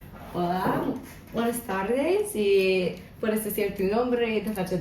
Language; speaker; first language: Spanish; non-native, local second language; English